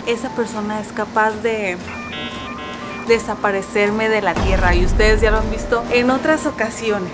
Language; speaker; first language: Spanish; native; Spanish